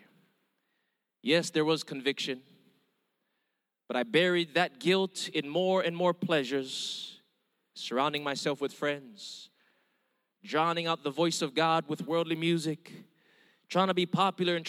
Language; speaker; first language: English; early bilingual, other home language; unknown